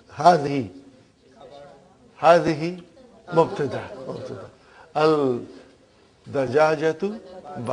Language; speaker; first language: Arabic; non-native, fluent; Urdu